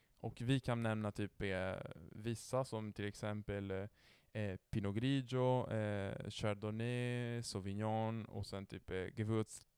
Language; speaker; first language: Swedish; non-native, fluent; Italian